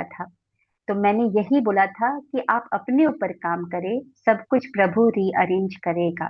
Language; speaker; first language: Hindi; native; Hindi